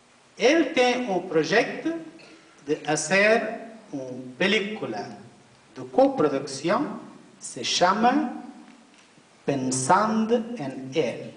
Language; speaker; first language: Spanish; non-native, fluent; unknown